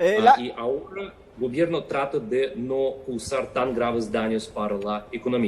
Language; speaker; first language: Spanish; non-native, fluent; Russian